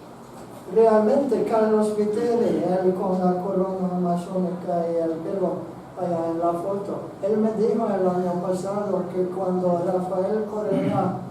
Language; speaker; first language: Spanish; non-native, fluent; Swedish